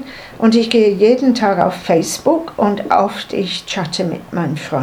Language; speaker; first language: German; non-native, learner; English